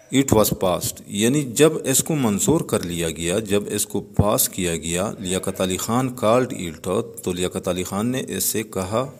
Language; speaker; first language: Urdu; native; Urdu